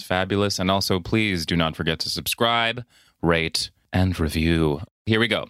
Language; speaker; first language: English; native; English